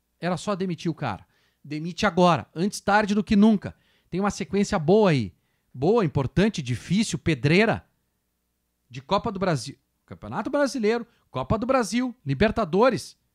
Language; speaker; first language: Portuguese; native; Portuguese